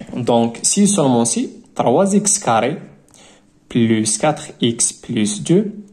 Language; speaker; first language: French; non-native, local second language; Arabic